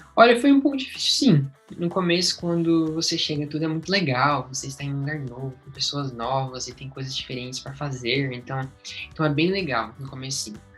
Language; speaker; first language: Portuguese; early bilingual, heritage; Portuguese